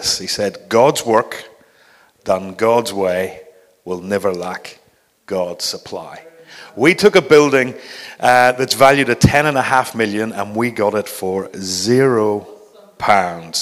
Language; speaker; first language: English; native; English